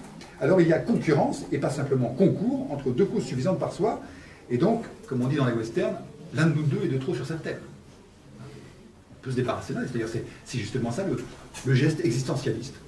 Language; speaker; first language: French; native; French